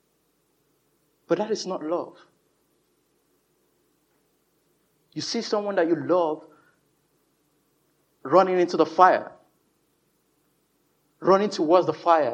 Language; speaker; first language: English; non-native, local second language; Yoruba